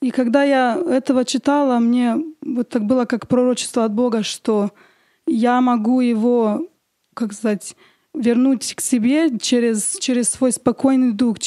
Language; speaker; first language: Russian; early bilingual, heritage; Russian